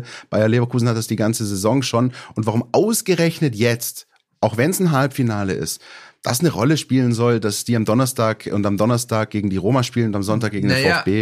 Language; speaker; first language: German; native; German